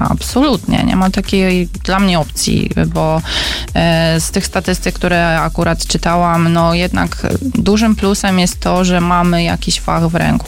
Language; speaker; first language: Polish; native; Polish